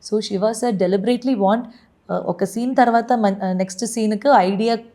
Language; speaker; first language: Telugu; non-native, learner; Malayalam